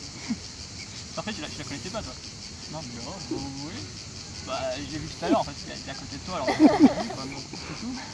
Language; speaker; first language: French; native; French